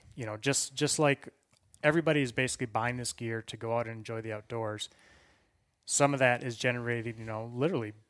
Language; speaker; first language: English; native; English